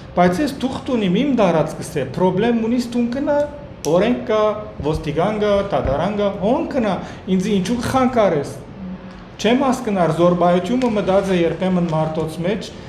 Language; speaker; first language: Armenian; early bilingual, heritage; Armenian